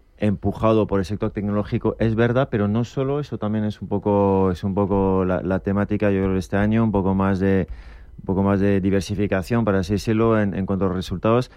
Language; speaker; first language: Spanish; non-native, fluent; French